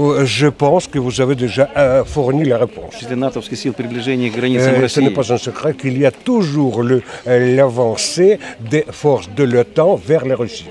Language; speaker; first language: French; non-native, fluent; Russian